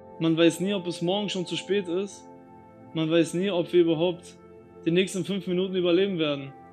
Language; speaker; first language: German; early bilingual, other home language; Albanian